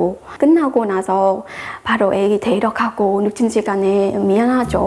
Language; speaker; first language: Korean; non-native, fluent; Vietnamese